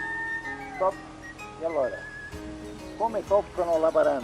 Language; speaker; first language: Italian; native; Italian